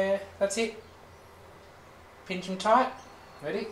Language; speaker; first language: English; native; English